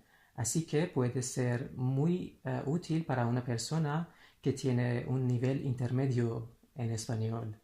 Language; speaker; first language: Spanish; non-native, fluent; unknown